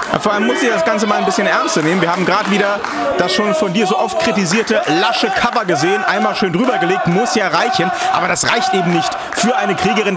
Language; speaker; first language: German; native; German